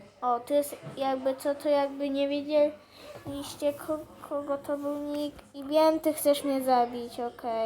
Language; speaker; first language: Polish; native; Polish